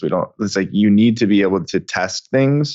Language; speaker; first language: English; native; English